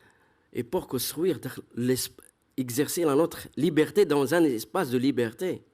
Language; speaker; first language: French; non-native, fluent; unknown